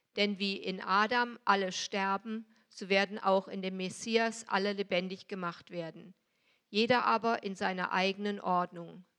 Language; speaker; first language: German; native; German